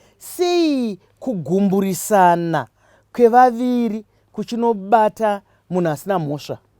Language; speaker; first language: Shona; native; Shona